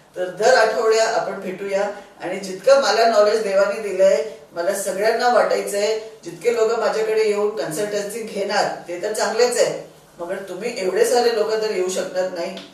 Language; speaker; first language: Marathi; non-native, local second language; Sindhi